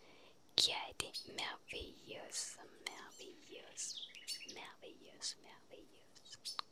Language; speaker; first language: French; non-native, fluent; Spanish